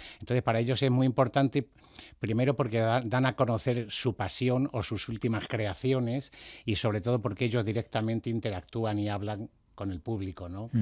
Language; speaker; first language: Spanish; native; Spanish